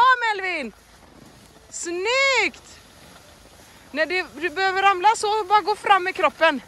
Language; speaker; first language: Swedish; native; Swedish